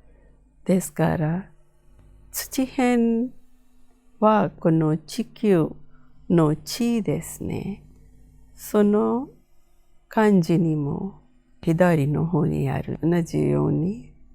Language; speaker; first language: Japanese; non-native, fluent; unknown